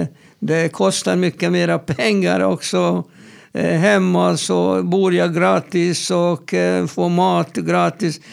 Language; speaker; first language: Swedish; non-native, fluent; Hungarian